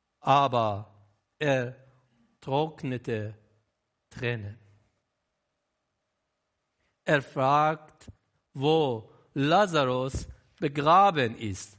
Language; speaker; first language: German; non-native, learner; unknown